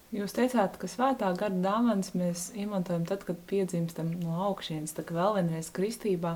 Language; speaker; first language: Latvian; native; Latvian